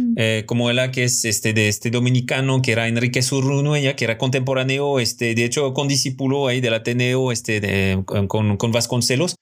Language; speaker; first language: Spanish; non-native, fluent; French